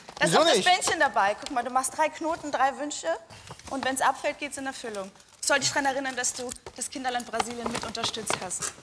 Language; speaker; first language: German; non-native, fluent; Portuguese